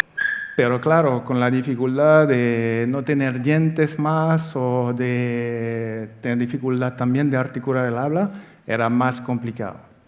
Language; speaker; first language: Spanish; non-native, fluent; French